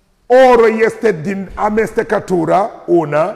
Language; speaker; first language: Romanian; non-native, learner; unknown